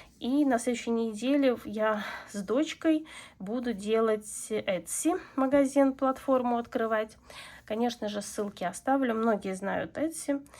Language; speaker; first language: Russian; non-native, local second language; Latvian